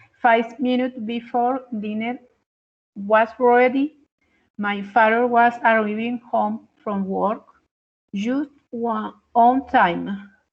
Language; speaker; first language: English; non-native, learner; Spanish